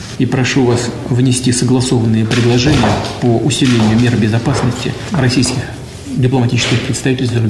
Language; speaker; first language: Russian; native; Russian